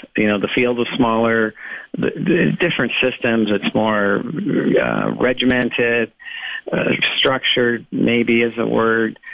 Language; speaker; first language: English; native; English